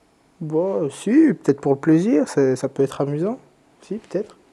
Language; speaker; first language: French; native; French